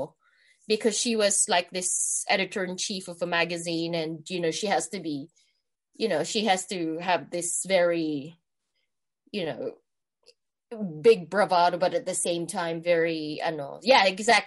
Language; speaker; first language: English; non-native, local second language; Filipino